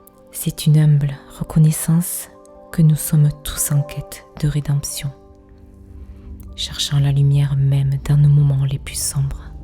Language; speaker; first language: French; native; French